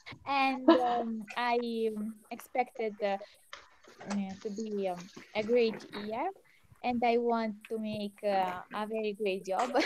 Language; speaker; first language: English; non-native, learner; Italian